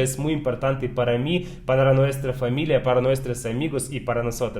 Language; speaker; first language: Spanish; non-native, fluent; Russian